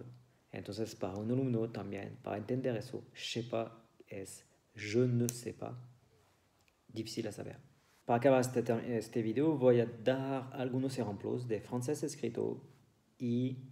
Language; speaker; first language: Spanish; non-native, fluent; French